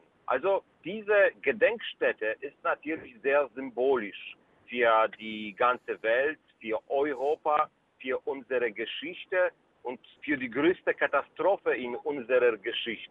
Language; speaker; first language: German; non-native, fluent; Polish